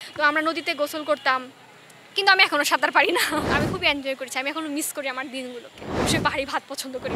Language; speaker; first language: Bangla; non-native, local second language; Chakma